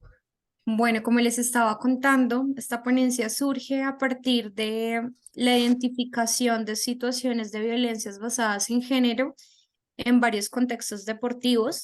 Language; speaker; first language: Spanish; native; Spanish